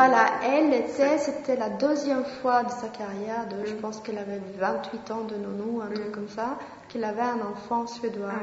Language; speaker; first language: French; non-native, fluent; Swedish